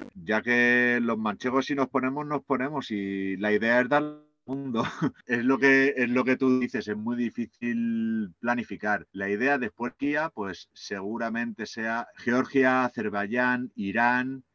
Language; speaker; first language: Spanish; native; Spanish